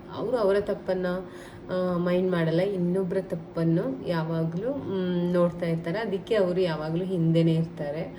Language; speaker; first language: Kannada; non-native, local second language; Malayalam